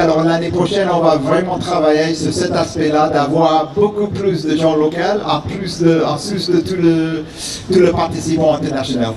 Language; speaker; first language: French; non-native, fluent; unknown